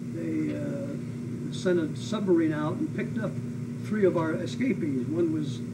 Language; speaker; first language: English; native; English